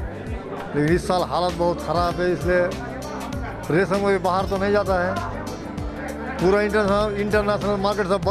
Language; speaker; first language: Hindi; non-native, local second language; Kashmiri